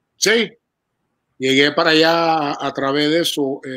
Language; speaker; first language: Spanish; early bilingual, heritage; Spanish